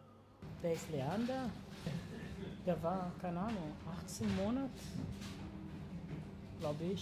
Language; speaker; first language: German; non-native, learner; Portuguese